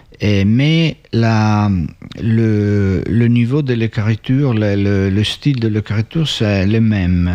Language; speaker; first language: French; non-native, fluent; Italian